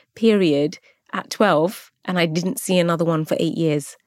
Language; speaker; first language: English; native; English